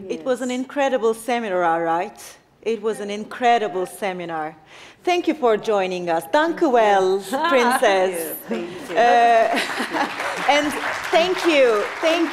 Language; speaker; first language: English; non-native, fluent; Turkish